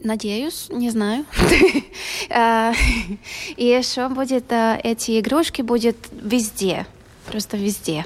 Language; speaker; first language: Russian; non-native, local second language; Latvian